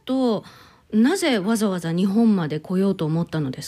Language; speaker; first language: Japanese; native; Japanese